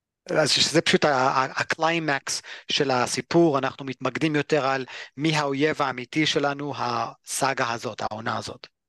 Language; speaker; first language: Hebrew; early bilingual, other home language; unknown